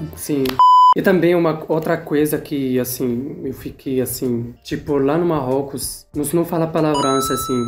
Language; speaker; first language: Portuguese; non-native, fluent; Arabic